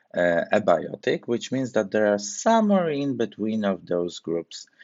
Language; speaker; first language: English; non-native, fluent; Polish